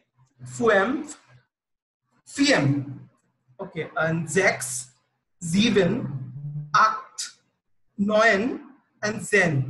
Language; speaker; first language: German; non-native, learner; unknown